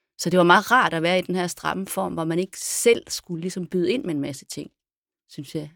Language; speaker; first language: Danish; native; Danish